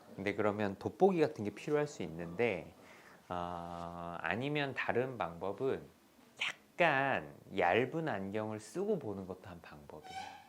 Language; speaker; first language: Korean; native; Korean